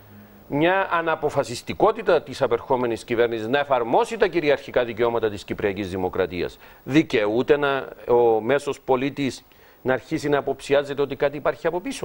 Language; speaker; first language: Greek; native; Greek